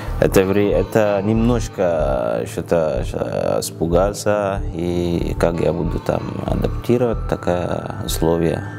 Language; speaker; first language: Russian; non-native, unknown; Arabic